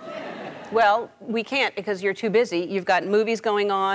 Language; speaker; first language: English; native; English